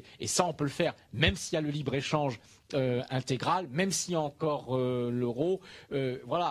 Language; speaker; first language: French; native; French